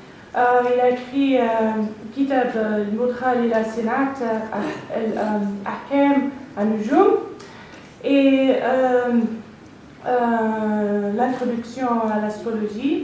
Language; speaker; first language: French; non-native, fluent; English